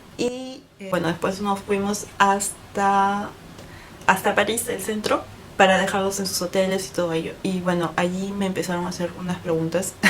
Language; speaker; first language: Spanish; native; Spanish